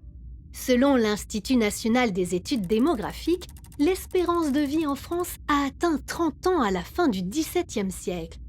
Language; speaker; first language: French; native; French